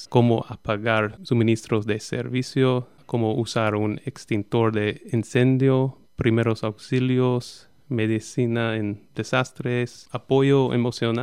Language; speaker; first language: Spanish; non-native, fluent; English